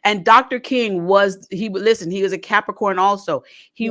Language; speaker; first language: English; native; English